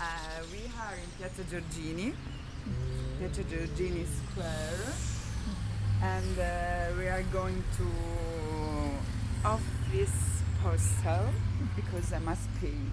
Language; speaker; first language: English; non-native, learner; Italian